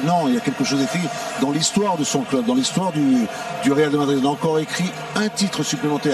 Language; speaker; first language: French; native; French